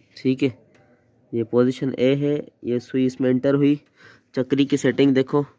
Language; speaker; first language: Urdu; non-native, local second language; Sindhi